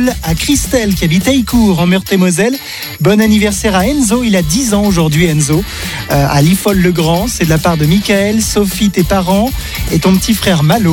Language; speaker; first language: French; native; French